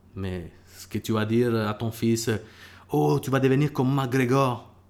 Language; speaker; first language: French; early bilingual, other home language; Spanish